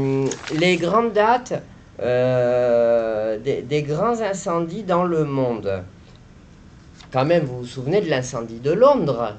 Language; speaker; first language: French; native; French